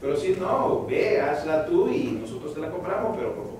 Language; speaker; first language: Spanish; native; Spanish